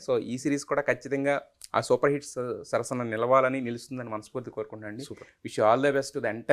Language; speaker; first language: Telugu; native; Telugu